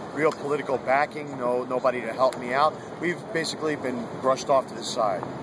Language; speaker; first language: English; native; English